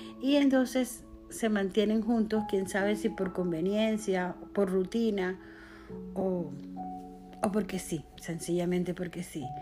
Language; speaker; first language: Spanish; native; Spanish